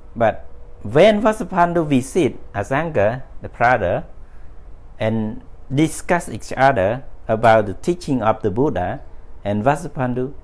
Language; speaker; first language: English; non-native, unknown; Khmer